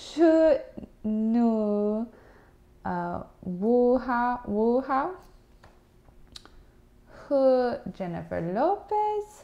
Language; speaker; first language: Chinese; non-native, learner; English